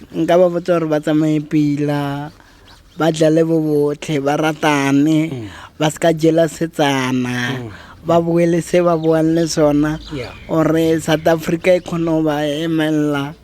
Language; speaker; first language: Northern Sotho; non-native, local second language; Tswana